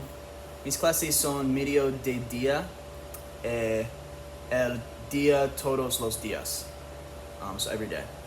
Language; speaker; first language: Spanish; non-native, learner; English